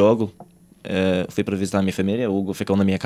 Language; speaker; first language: Portuguese; non-native, fluent; English